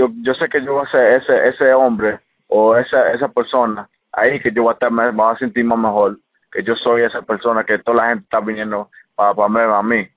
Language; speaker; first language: Spanish; early bilingual, heritage; English